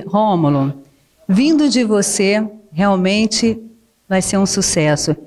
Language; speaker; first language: Portuguese; native; Portuguese